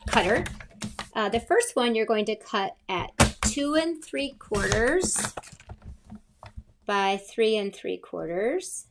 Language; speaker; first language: English; native; English